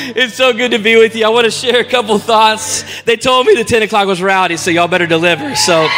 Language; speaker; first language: English; native; English